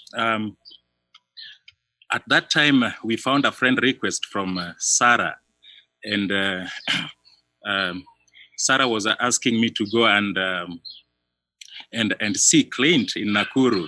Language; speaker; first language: English; non-native, local second language; Luo (Kenya and Tanzania)